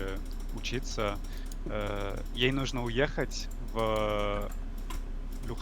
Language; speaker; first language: Russian; non-native, learner; English